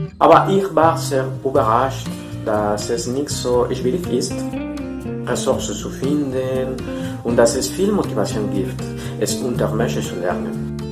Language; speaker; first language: German; non-native, fluent; Spanish